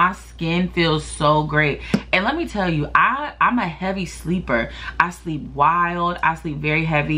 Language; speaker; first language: English; native; English